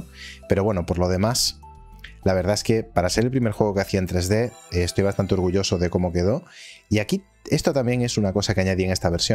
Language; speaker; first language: Spanish; native; Spanish